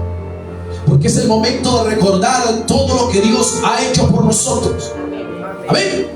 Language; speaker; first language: Spanish; native; Spanish